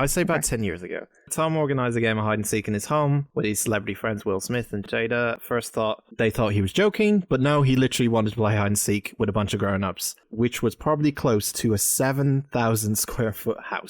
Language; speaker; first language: English; native; English